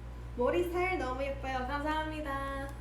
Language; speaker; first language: Korean; non-native, learner; English